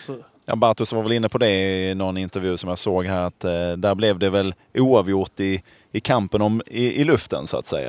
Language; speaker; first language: Swedish; native; Swedish